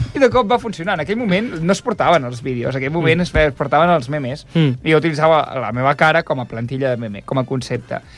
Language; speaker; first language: Catalan; early bilingual, other home language; Chinese